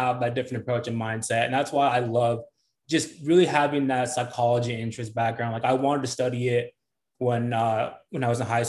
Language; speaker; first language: English; native; English